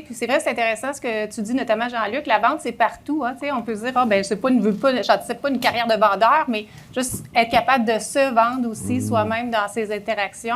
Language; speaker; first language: French; native; French